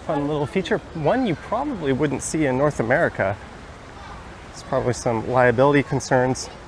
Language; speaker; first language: English; native; English